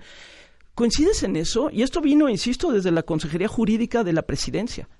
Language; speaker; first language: Spanish; native; Spanish